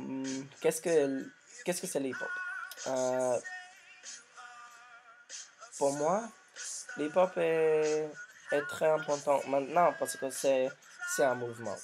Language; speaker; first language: French; non-native, learner; English